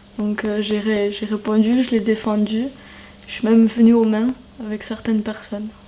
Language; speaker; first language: French; early bilingual, other home language; Spanish